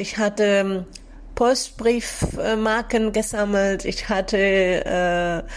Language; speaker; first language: German; non-native, fluent; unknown